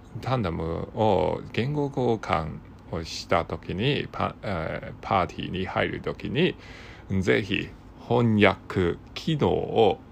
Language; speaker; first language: Japanese; non-native, learner; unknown